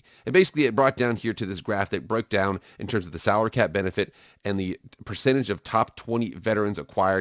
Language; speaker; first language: English; native; English